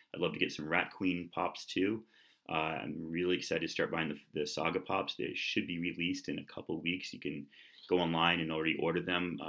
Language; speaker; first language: English; native; English